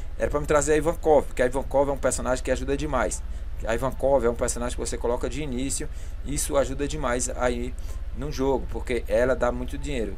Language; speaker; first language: Portuguese; native; Portuguese